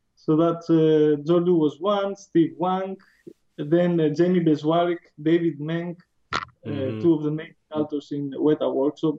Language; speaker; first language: English; non-native, fluent; Greek